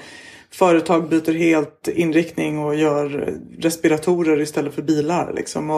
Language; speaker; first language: Swedish; native; Swedish